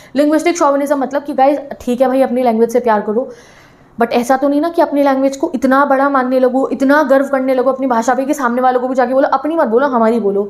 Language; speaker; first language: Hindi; native; Hindi